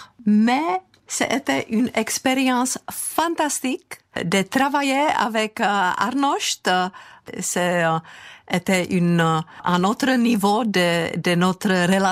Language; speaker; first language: French; non-native, fluent; Czech